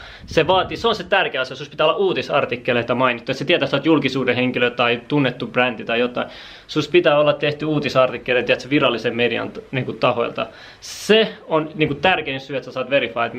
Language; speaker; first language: Finnish; native; Finnish